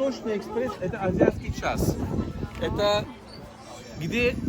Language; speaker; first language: Russian; non-native, learner; Turkish